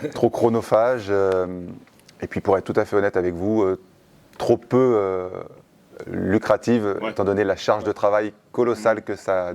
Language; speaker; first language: French; native; French